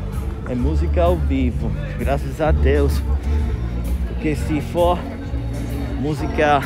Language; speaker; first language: Portuguese; non-native, fluent; Italian